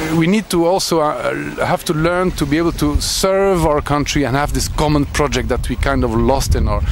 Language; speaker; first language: English; non-native, fluent; French